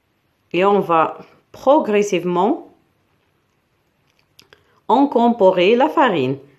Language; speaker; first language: French; non-native, local second language; Arabic